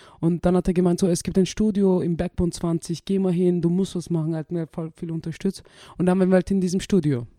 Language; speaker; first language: German; early bilingual, other home language; Turkish